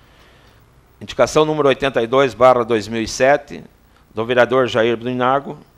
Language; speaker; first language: Portuguese; native; Portuguese